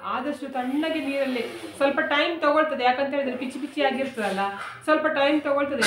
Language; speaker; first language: Kannada; non-native, local second language; Konkani